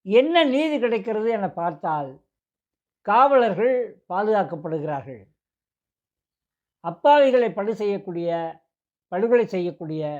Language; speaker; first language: Tamil; native; Tamil